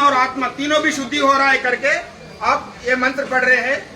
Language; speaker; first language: Hindi; non-native, local second language; Telugu